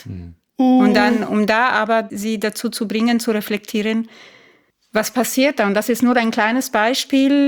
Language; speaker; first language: German; non-native, fluent; Italian